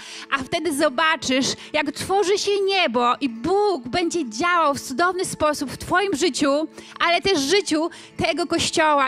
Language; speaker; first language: Polish; native; Polish